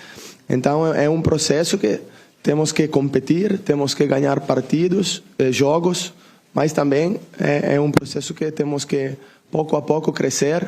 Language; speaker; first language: Portuguese; non-native, learner; Italian